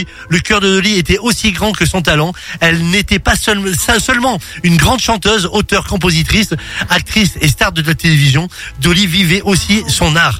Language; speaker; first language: French; native; French